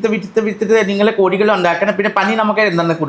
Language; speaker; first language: Malayalam; non-native, fluent; Assamese